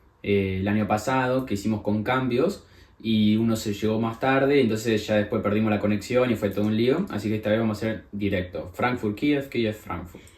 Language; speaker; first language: Spanish; native; Spanish